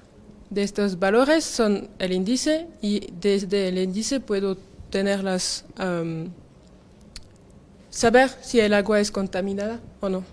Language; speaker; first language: Spanish; non-native, learner; French